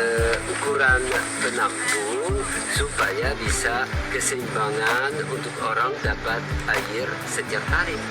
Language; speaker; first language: Indonesian; non-native, learner; French